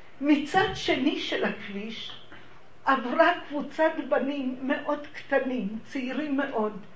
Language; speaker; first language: Hebrew; early bilingual, other home language; Hungarian